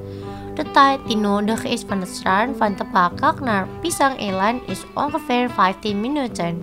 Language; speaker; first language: Dutch; non-native, fluent; Indonesian